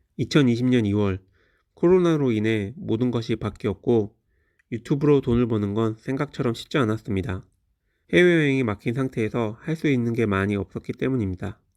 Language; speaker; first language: Korean; native; Korean